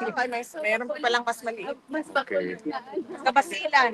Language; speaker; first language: Filipino; non-native, local second language; Cebuano